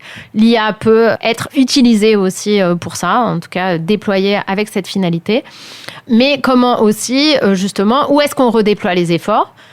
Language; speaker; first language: French; native; French